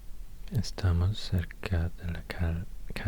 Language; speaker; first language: Spanish; non-native, learner; Swedish